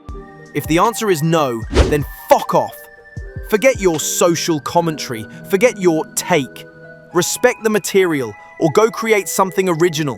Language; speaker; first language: English; native; English